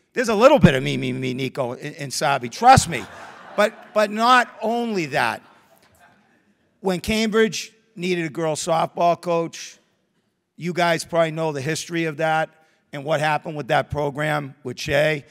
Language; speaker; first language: English; native; English